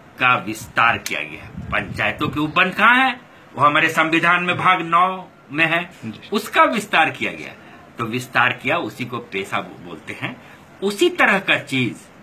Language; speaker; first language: Hindi; non-native, local second language; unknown